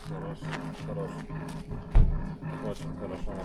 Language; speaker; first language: Russian; non-native, learner; Lithuanian